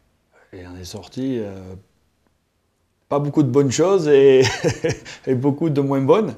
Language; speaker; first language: French; native; French